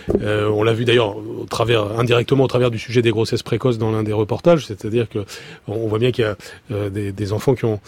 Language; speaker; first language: French; native; French